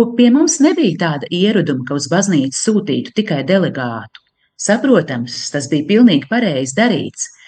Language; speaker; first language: Latvian; native; Latvian